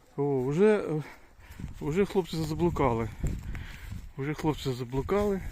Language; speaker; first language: Ukrainian; non-native, local second language; Russian